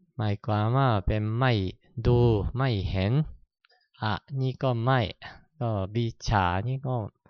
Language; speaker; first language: Thai; non-native, fluent; Japanese